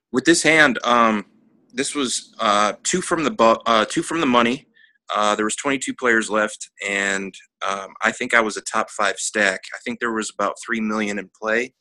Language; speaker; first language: English; native; English